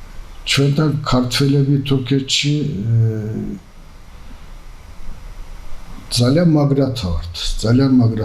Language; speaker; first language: Georgian; early bilingual, heritage; Georgian